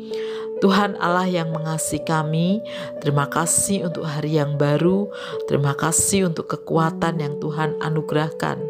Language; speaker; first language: Indonesian; native; Indonesian